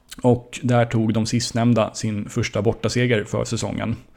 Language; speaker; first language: Swedish; native; Swedish